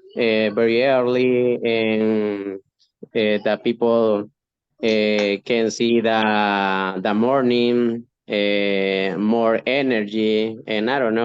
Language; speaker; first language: English; non-native, learner; Spanish